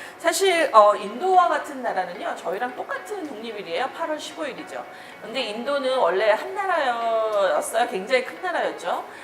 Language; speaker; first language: Korean; native; Korean